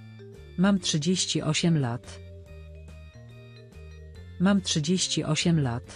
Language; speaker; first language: Polish; non-native, learner; Spanish